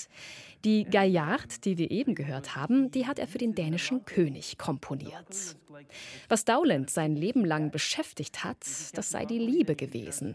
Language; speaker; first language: German; native; German